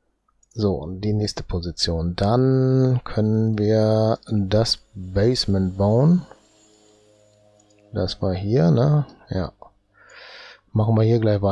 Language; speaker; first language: German; native; German